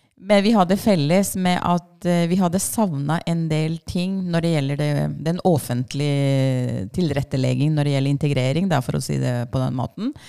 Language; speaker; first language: Norwegian; non-native, fluent; Spanish